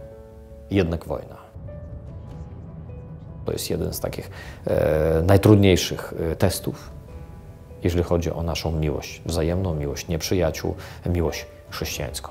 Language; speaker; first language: Polish; non-native, fluent; Ukrainian